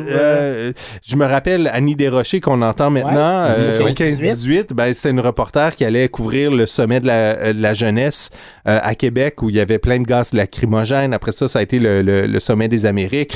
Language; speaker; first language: French; native; French